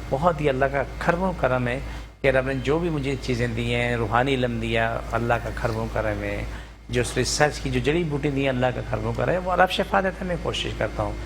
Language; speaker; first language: Urdu; non-native, local second language; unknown